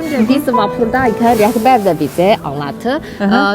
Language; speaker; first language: Turkish; non-native, fluent; Chinese